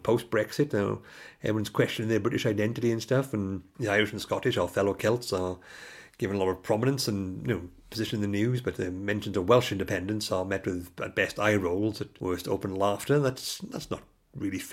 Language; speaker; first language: English; native; English